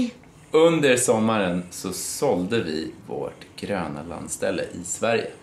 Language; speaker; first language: Swedish; native; Swedish